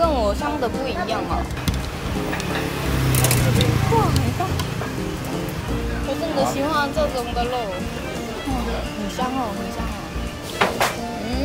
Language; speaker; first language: Chinese; non-native, learner; Korean